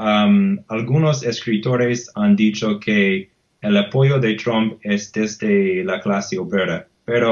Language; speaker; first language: Spanish; non-native, fluent; English